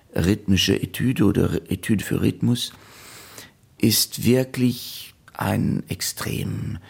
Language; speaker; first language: German; non-native, fluent; French